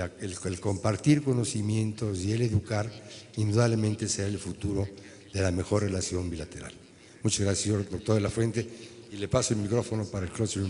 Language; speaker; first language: Spanish; native; Spanish